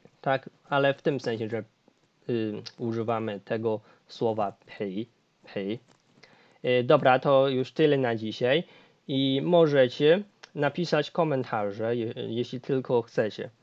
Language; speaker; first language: Polish; non-native, fluent; Chinese